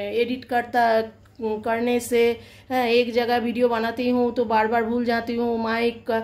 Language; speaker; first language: Hindi; non-native, local second language; Bangla